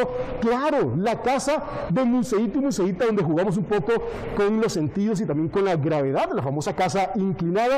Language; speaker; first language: Spanish; native; Spanish